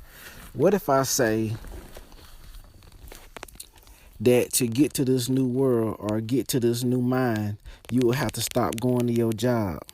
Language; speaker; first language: English; native; English